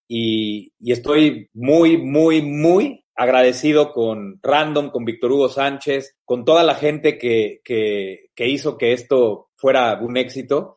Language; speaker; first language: Spanish; native; Spanish